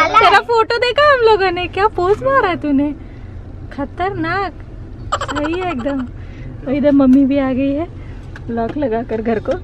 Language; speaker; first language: Hindi; native; Hindi